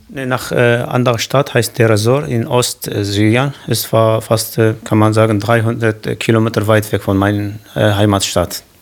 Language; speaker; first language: German; non-native, learner; Kurdish